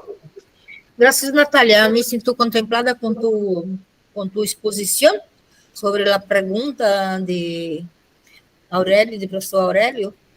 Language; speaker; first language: Spanish; non-native, fluent; Portuguese